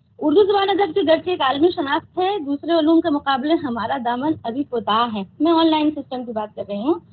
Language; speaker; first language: Urdu; native; Urdu